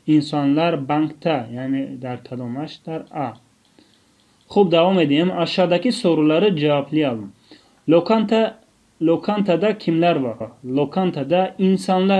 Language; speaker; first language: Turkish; non-native, fluent; Tajik